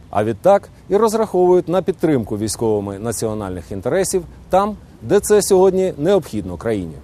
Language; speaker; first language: Ukrainian; native; Ukrainian